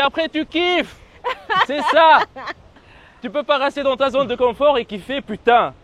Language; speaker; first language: French; native; French